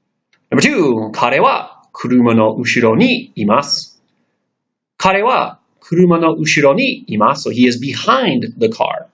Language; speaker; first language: Japanese; non-native, fluent; English